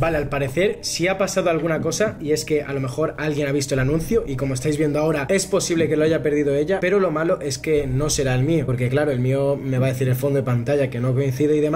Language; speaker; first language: Spanish; native; Spanish